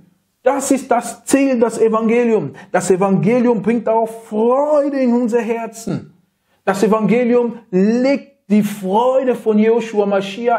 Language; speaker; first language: German; non-native, learner; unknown